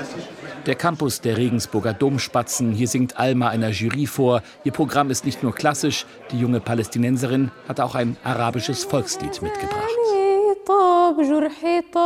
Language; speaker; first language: German; native; German